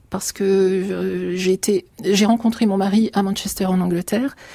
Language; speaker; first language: French; early bilingual, other home language; Arabic